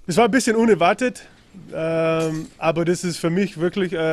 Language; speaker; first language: German; non-native, learner; English